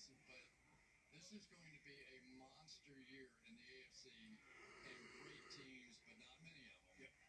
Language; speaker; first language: English; native; English